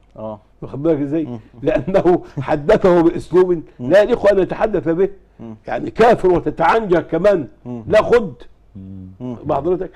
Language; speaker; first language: Arabic; native; Arabic